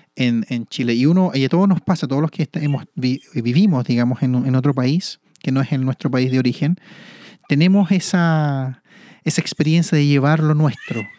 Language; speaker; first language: Spanish; native; Spanish